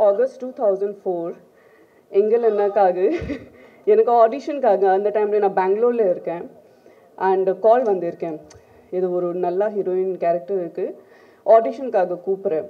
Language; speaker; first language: Tamil; non-native, fluent; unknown